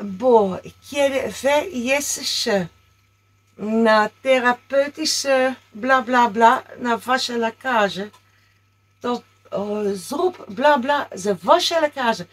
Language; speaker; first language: Polish; non-native, learner; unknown